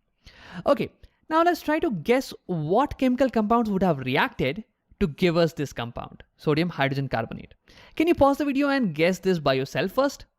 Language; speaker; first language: English; non-native, local second language; Hindi